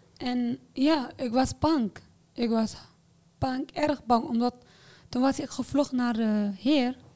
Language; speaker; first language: Dutch; non-native, learner; Tigrinya